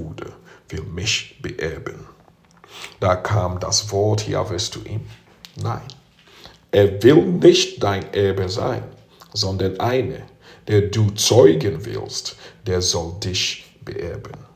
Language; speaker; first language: German; non-native, fluent; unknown